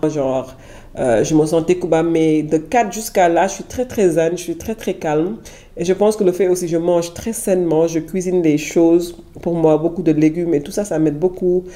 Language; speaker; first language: French; non-native, local second language; Wolof